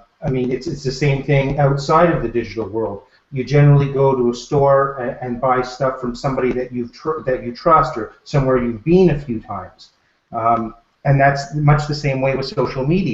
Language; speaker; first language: English; native; English